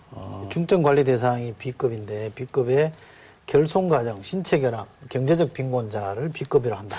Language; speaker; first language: Korean; native; Korean